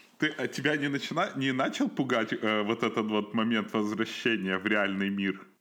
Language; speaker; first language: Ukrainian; non-native, local second language; Russian